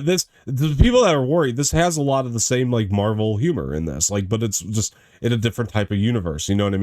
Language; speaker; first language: English; native; English